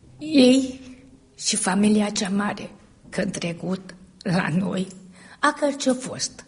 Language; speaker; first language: Romanian; early bilingual, heritage; Romanian